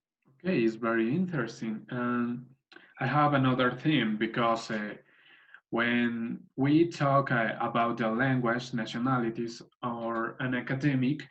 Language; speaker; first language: English; non-native, learner; Spanish